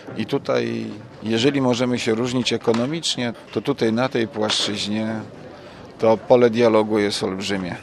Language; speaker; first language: Polish; native; Polish